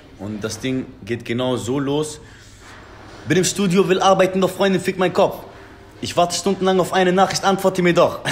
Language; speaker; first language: German; early bilingual, other home language; Persian